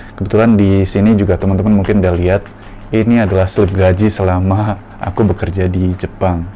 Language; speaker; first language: Indonesian; native; Indonesian